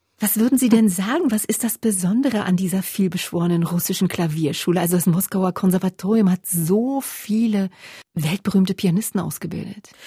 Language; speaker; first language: German; native; German